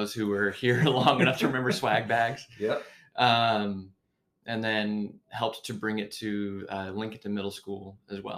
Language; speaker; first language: English; native; English